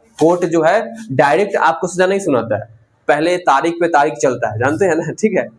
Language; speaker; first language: Hindi; native; Hindi